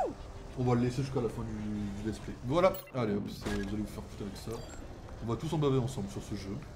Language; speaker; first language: French; native; French